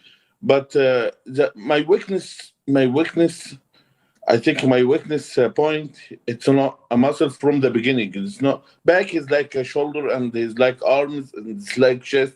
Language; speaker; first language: English; non-native, learner; Arabic